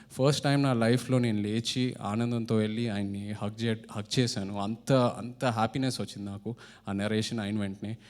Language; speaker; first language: Telugu; native; Telugu